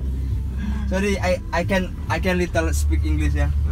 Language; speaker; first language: English; non-native, learner; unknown